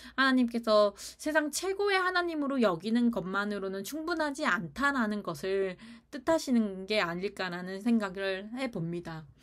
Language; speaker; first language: Korean; native; Korean